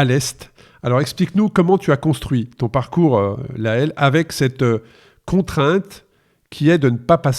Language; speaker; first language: French; native; French